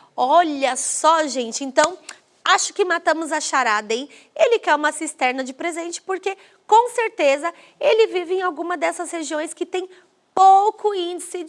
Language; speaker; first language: Portuguese; native; Portuguese